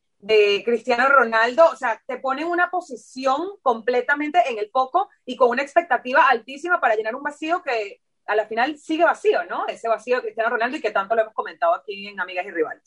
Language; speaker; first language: Spanish; native; Spanish